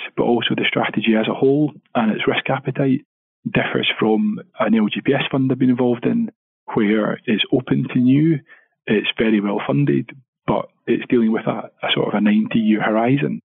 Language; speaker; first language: English; native; English